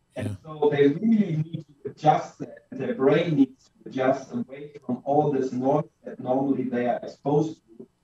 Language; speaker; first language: English; non-native, fluent; German